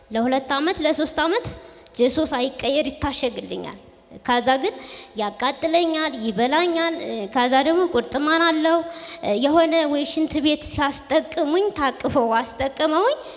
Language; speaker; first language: Amharic; native; Amharic